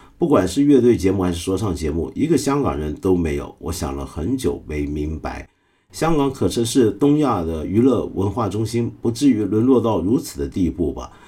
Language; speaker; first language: Chinese; non-native, local second language; Cantonese